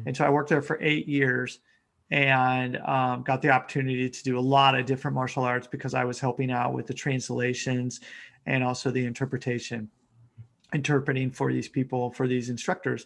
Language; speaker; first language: English; native; English